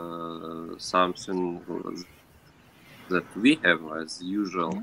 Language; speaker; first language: English; non-native, learner; Ukrainian